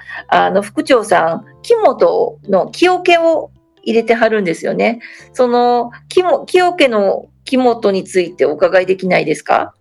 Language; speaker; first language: Japanese; native; Japanese